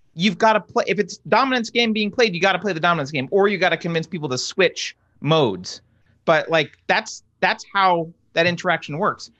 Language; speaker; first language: English; native; English